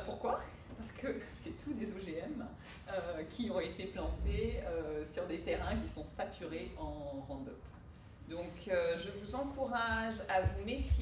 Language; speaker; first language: French; native; French